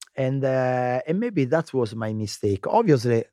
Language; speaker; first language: English; non-native, learner; Italian